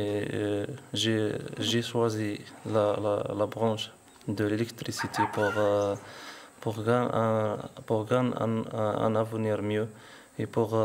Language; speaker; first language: French; non-native, local second language; Arabic